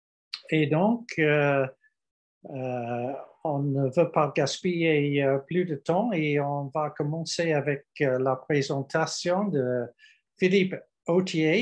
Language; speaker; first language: French; non-native, learner; English